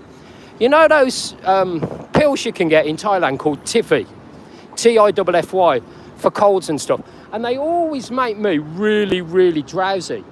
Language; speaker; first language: English; native; English